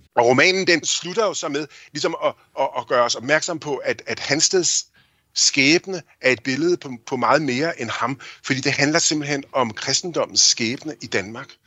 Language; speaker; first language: Danish; native; Danish